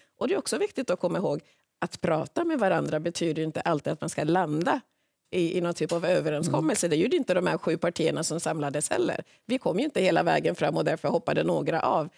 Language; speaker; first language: Swedish; early bilingual, other home language; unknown